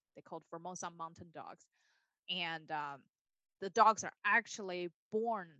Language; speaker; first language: English; non-native, fluent; Chinese